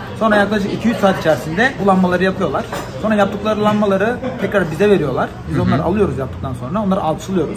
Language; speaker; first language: Turkish; native; Turkish